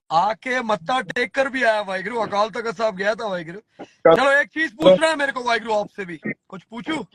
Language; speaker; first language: Hindi; non-native, local second language; Punjabi